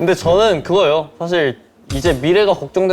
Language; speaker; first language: Korean; native; Korean